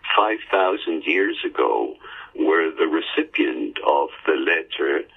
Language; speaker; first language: English; early bilingual, heritage; English